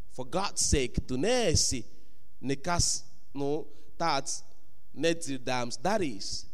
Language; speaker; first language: Latvian; non-native, fluent; English